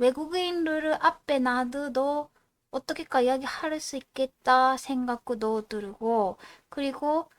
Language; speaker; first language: Korean; non-native, fluent; Japanese